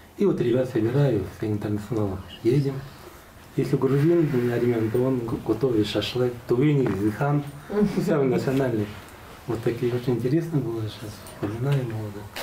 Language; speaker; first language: Russian; non-native, local second language; Buriat